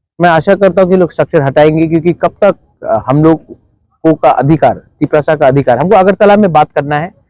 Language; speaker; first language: Hindi; non-native, local second language; Kok Borok